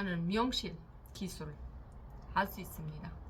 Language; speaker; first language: Korean; non-native, learner; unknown